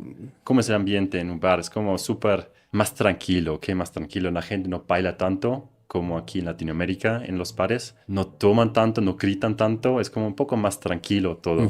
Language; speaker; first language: Spanish; non-native, fluent; German